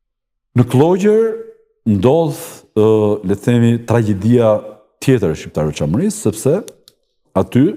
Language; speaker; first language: Albanian; native; Albanian